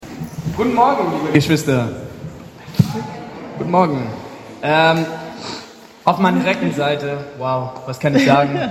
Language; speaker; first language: German; non-native, learner; English